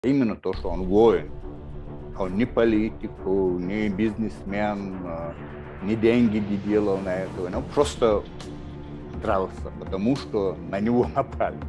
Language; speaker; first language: Russian; non-native, local second language; Chechen